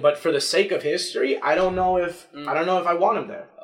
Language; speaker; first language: English; non-native, local second language; Spanish